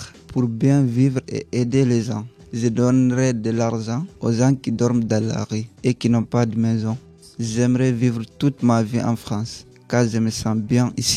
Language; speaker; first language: French; non-native, learner; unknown